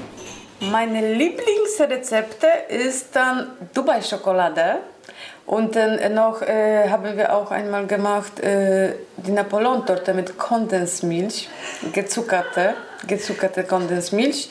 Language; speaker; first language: German; non-native, learner; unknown